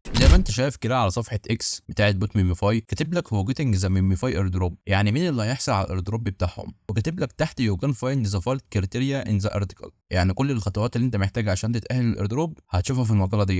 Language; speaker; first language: Arabic; native; Arabic